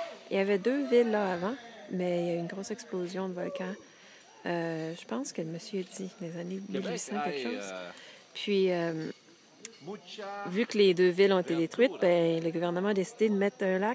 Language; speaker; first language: French; native; French